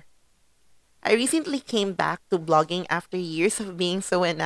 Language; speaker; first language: English; non-native, local second language; Cebuano